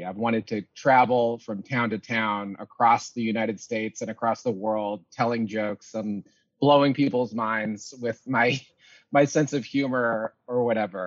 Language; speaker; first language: English; native; English